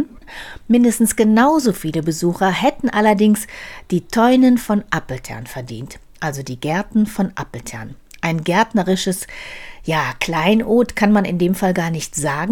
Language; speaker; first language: German; native; German